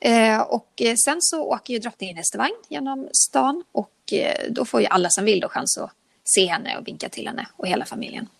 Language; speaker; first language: Swedish; native; Swedish